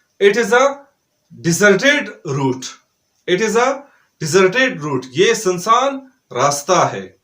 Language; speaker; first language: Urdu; non-native, local second language; Pashto